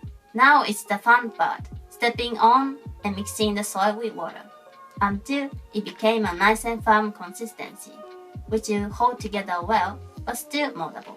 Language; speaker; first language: English; non-native, fluent; Japanese